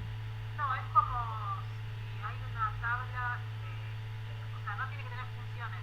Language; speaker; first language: Spanish; native; Spanish